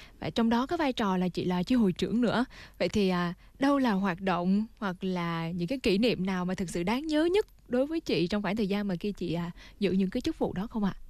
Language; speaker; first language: Vietnamese; native; Vietnamese